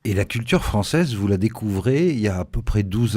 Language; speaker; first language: French; native; French